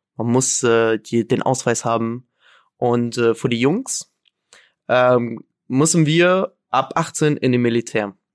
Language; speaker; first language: German; non-native, fluent; Arabic